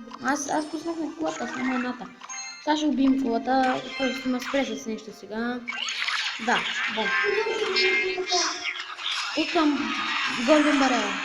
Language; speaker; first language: Bulgarian; native; Bulgarian